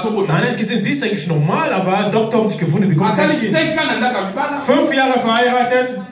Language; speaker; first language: German; non-native, learner; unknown